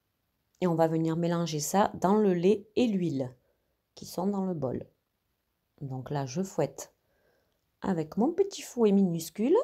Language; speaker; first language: French; native; French